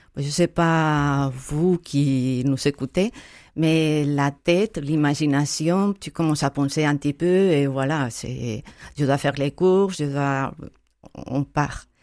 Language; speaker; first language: French; non-native, fluent; Spanish